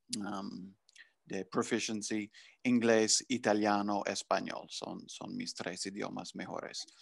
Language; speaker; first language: Spanish; non-native, fluent; English